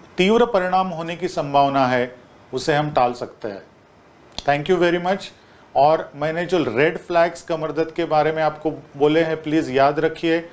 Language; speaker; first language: Hindi; non-native, local second language; Marathi